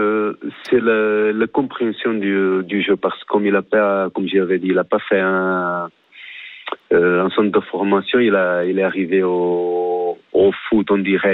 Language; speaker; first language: French; non-native, fluent; Portuguese